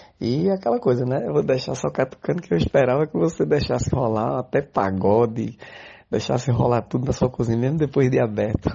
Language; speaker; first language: Portuguese; native; Portuguese